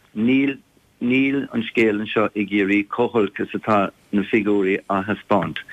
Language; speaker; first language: Irish; non-native, local second language; English